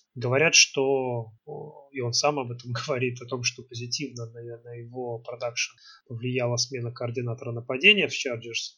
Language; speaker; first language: Russian; native; Russian